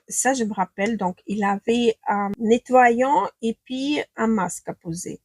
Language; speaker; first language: French; non-native, fluent; Ukrainian